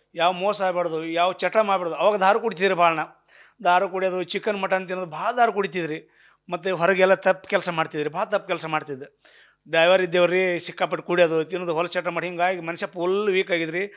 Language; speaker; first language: Kannada; native; Kannada